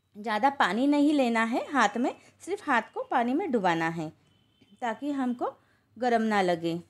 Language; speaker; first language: Hindi; non-native, local second language; Marathi